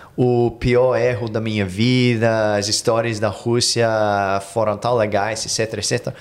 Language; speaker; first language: Portuguese; non-native, fluent; English